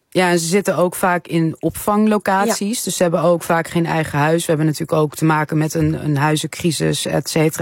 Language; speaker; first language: Dutch; native; Dutch